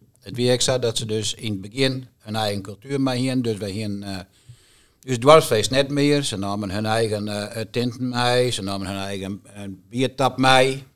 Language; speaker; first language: Dutch; non-native, local second language; Western Frisian